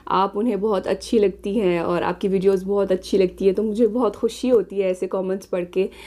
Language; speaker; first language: Urdu; non-native, fluent; Arabic